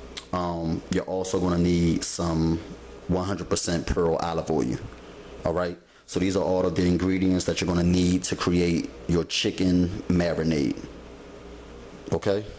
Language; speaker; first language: English; native; English